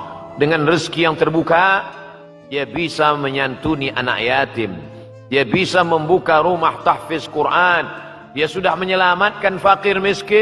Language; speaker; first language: Malay; native; Malay